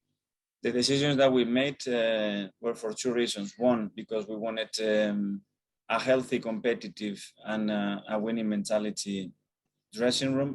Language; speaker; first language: English; non-native, fluent; Spanish